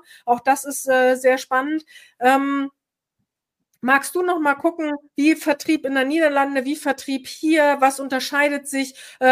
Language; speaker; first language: German; native; German